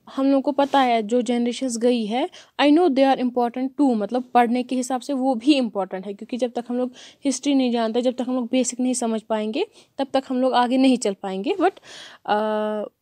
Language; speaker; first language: Hindi; non-native, local second language; Kashmiri